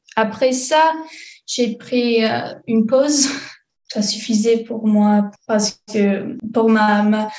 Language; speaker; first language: French; non-native, fluent; English